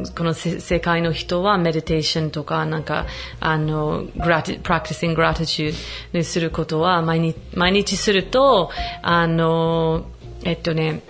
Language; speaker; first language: Japanese; non-native, fluent; English